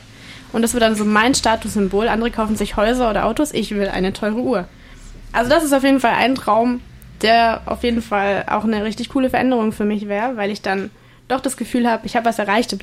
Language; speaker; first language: German; native; German